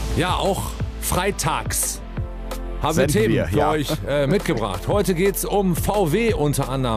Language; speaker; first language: German; native; German